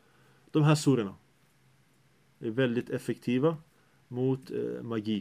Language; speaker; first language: Swedish; early bilingual, other home language; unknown